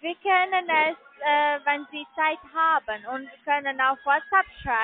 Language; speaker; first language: German; non-native, learner; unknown